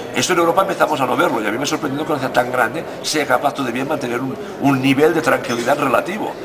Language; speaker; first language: Spanish; non-native, local second language; Catalan